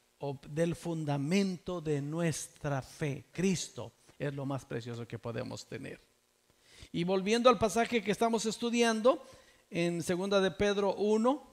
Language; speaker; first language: Spanish; native; Spanish